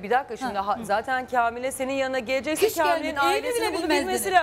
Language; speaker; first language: Turkish; native; Turkish